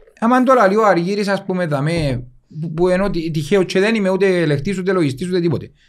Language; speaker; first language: Greek; native; Greek